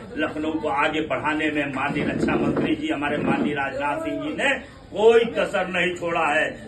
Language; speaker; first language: Hindi; native; Hindi